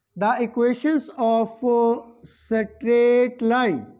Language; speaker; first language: English; non-native, local second language; Punjabi